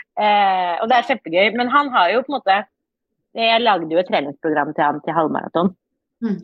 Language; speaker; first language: Norwegian; early bilingual, other home language; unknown